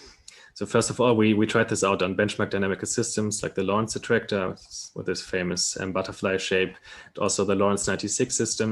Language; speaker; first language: English; non-native, fluent; German